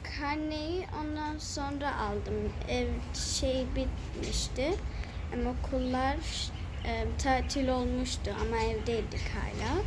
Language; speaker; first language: Turkish; early bilingual, heritage; Turkish